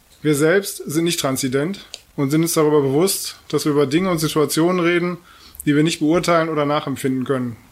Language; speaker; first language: German; native; German